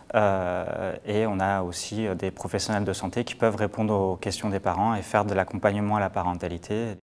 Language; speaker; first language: French; native; French